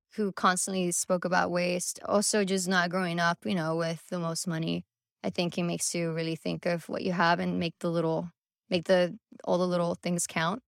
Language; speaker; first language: English; early bilingual, other home language; Spanish